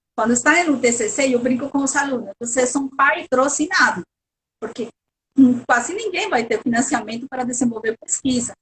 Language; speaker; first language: Portuguese; non-native, fluent; Spanish